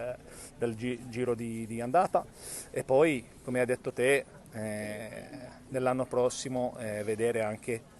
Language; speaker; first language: Italian; non-native, fluent; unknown